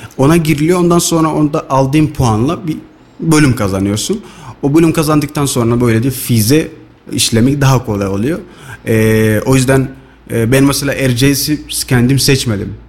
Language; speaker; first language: Turkish; non-native, fluent; Somali